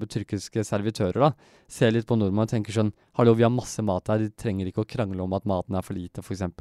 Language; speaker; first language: Norwegian; early bilingual, other home language; Turkish